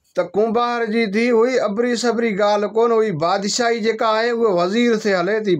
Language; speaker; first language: Sindhi; non-native, local second language; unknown